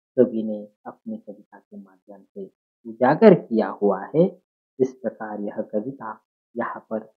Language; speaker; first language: Hindi; non-native, local second language; Marathi